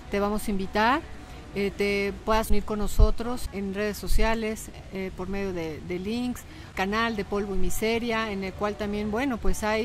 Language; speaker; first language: Spanish; native; Spanish